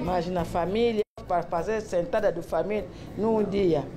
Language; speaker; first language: Portuguese; non-native, local second language; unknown